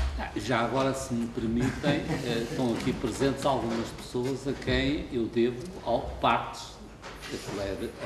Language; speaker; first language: Portuguese; native; Portuguese